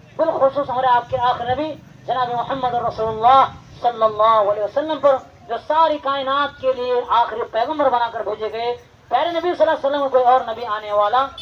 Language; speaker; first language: Urdu; native; Urdu